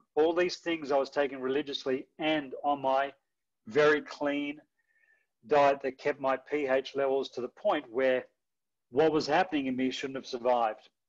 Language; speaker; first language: English; native; English